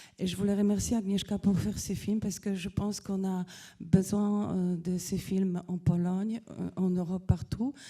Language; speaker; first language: French; non-native, fluent; Polish